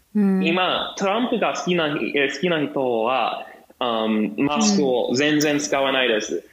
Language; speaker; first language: Japanese; non-native, fluent; English